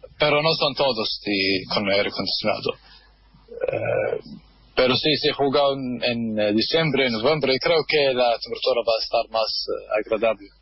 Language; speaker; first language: Spanish; non-native, learner; Arabic